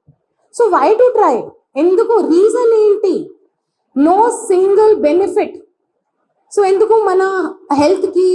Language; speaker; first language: Telugu; non-native, fluent; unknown